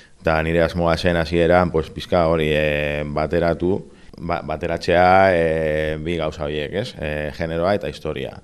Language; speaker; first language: Basque; non-native, local second language; Spanish